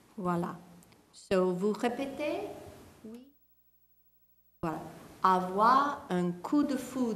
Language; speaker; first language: French; non-native, fluent; English